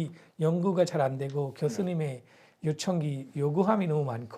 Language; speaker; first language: Korean; non-native, fluent; Punjabi